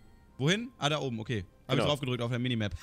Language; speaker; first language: German; native; German